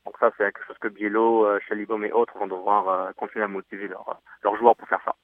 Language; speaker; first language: French; native; French